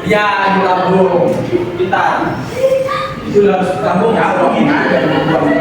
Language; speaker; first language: Indonesian; native; Indonesian